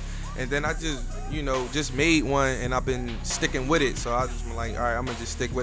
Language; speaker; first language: English; native; English